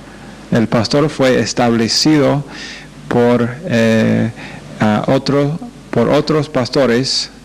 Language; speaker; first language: Spanish; non-native, fluent; English